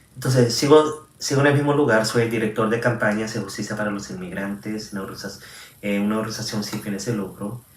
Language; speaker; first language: Spanish; early bilingual, heritage; Spanish